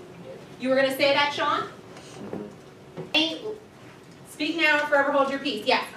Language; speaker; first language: English; native; English